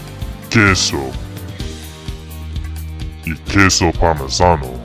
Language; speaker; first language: Spanish; non-native, learner; English